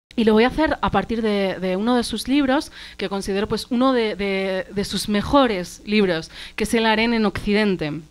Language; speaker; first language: Spanish; early bilingual, other home language; Arabic